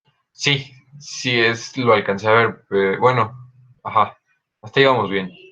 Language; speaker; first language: Spanish; native; Spanish